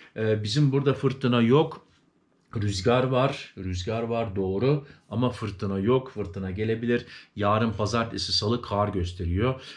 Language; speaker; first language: Turkish; early bilingual, heritage; Turkish